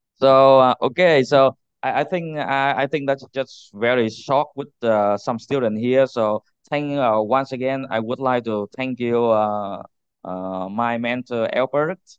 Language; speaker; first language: English; non-native, learner; Vietnamese